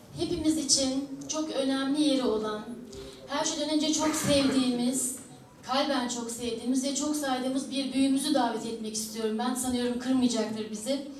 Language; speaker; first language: Turkish; native; Turkish